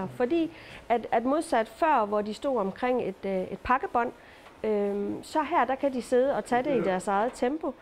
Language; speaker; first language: Danish; native; Danish